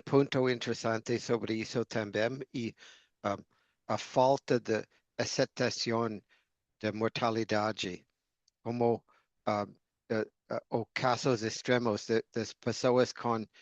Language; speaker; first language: Portuguese; non-native, fluent; English